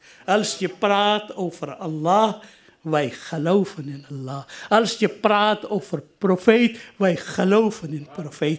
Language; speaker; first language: Dutch; non-native, fluent; Urdu